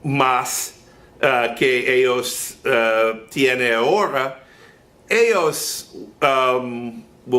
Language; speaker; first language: Spanish; non-native, learner; English